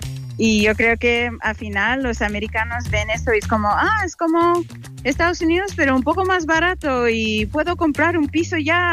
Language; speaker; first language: Spanish; non-native, fluent; English